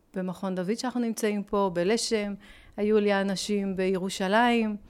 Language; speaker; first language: Hebrew; early bilingual, other home language; French